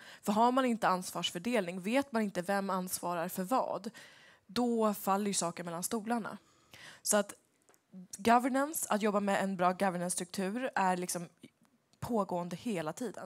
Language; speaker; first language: Swedish; native; Swedish